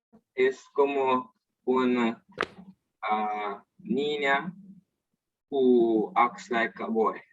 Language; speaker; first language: Spanish; non-native, learner; English